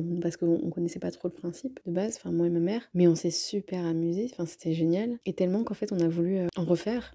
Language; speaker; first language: French; native; French